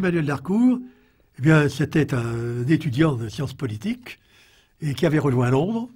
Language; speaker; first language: French; native; French